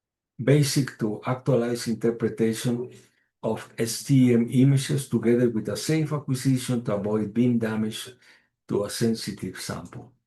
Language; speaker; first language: English; non-native, fluent; Spanish